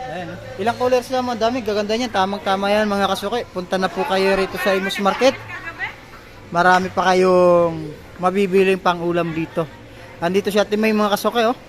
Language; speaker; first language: Filipino; native; Filipino